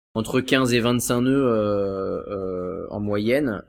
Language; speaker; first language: French; native; French